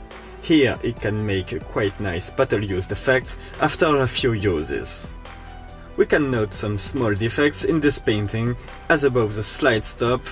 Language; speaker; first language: English; non-native, fluent; French